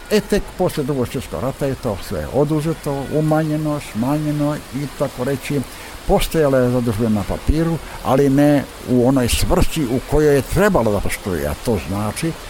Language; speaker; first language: Serbian; native; Serbian